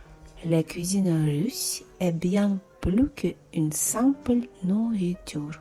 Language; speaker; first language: French; non-native, fluent; Russian